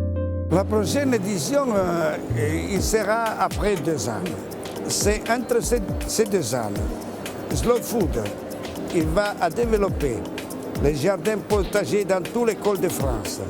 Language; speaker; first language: French; non-native, fluent; Italian